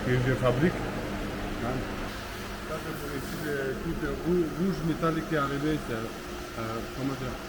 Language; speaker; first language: French; non-native, learner; Mongolian